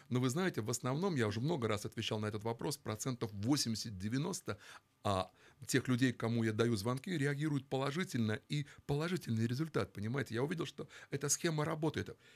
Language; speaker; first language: Russian; native; Russian